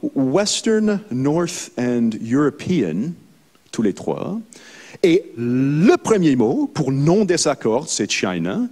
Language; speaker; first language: French; non-native, fluent; English